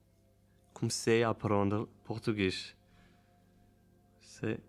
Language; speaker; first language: Portuguese; non-native, learner; German